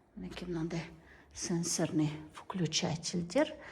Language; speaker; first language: Russian; non-native, local second language; Kazakh